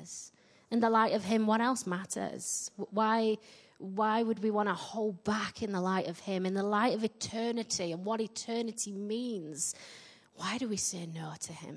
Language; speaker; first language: English; native; English